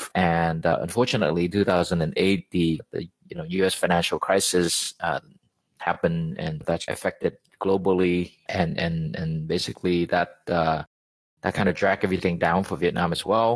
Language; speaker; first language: English; native; English